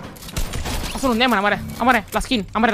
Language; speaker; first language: Italian; native; Italian